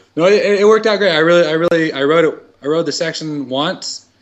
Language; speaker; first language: English; native; English